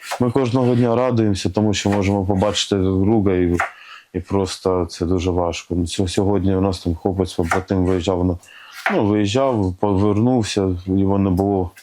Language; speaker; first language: Ukrainian; non-native, local second language; Russian